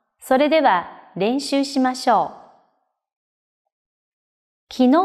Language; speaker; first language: Japanese; non-native, fluent; Chinese